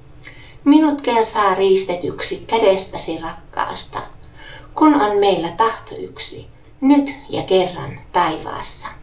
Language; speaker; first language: Finnish; native; Finnish